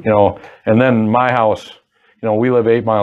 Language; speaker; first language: English; native; English